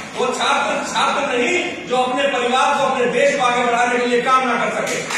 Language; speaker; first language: Hindi; native; Hindi